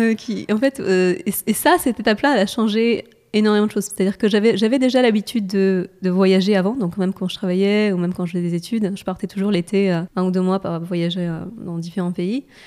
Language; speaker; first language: French; non-native, fluent; Russian